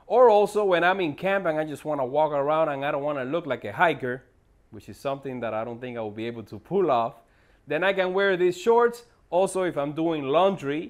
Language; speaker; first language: English; native; English